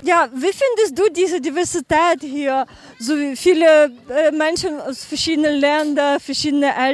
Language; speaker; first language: German; non-native, learner; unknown